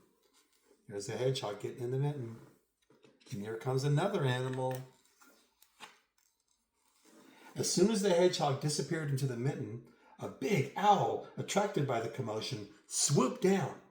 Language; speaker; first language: English; native; English